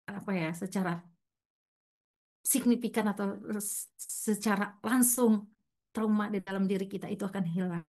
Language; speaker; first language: Indonesian; native; Indonesian